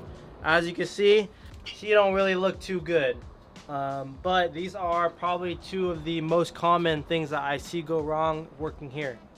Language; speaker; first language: English; native; English